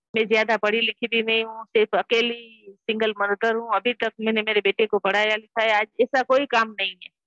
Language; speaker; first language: Hindi; non-native, local second language; Gujarati